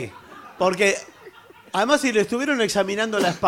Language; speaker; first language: Spanish; native; Spanish